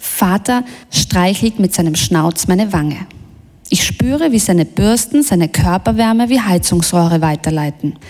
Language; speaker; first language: German; early bilingual, other home language; Bosnian